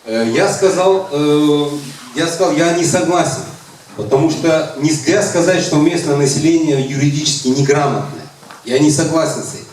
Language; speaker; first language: Russian; non-native, local second language; Kazakh